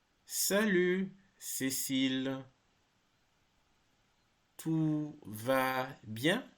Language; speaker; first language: French; non-native, fluent; English